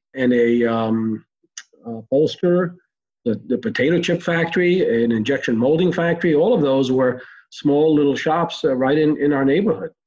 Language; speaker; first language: English; early bilingual, other home language; Hebrew